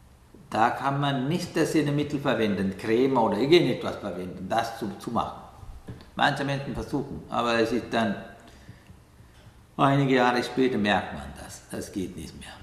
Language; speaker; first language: German; non-native, learner; Sinhala